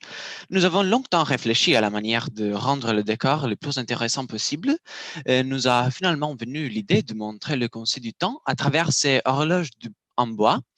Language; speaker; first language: French; non-native, learner; Romanian